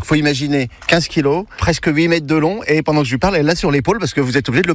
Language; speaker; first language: French; native; French